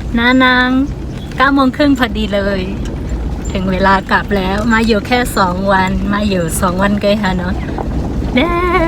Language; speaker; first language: Thai; non-native, local second language; Shan